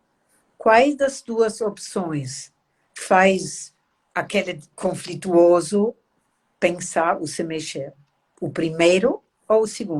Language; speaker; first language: Portuguese; non-native, fluent; German